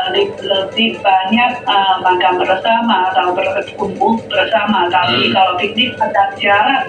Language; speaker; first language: Indonesian; non-native, fluent; Chinese